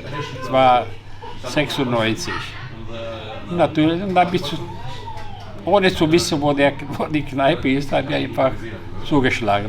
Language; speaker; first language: German; non-native, fluent; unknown